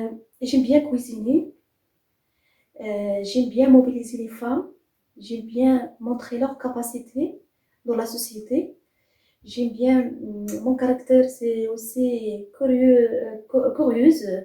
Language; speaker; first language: French; non-native, fluent; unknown